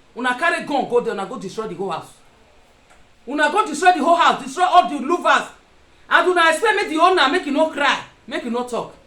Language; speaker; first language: Nigerian Pidgin; non-native, local second language; Bini